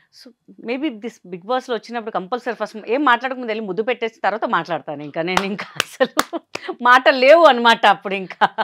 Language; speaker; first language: Telugu; non-native, local second language; Hindi